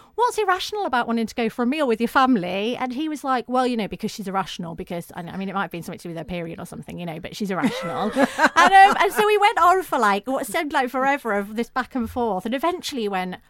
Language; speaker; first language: English; native; English